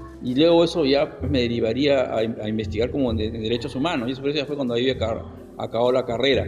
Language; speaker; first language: Spanish; native; Spanish